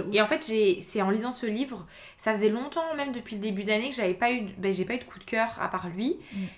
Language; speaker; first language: French; native; French